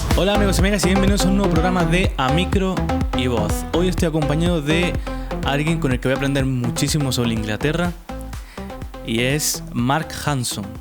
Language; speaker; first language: Spanish; native; Spanish